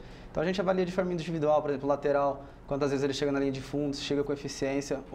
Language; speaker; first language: Portuguese; native; Portuguese